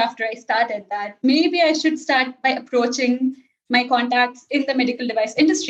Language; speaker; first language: English; non-native, local second language; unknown